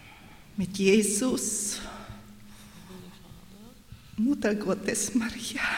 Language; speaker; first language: German; non-native, learner; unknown